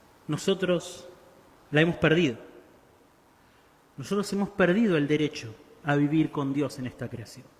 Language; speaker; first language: Spanish; native; Spanish